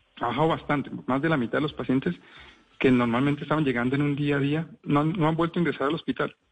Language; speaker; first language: Spanish; native; Spanish